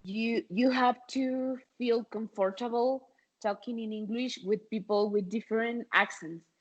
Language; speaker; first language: English; non-native, fluent; Spanish